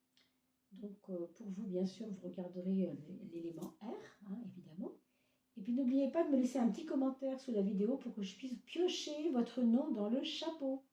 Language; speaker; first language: French; native; French